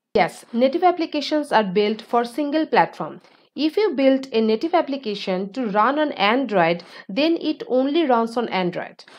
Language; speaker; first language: English; non-native, local second language; Bangla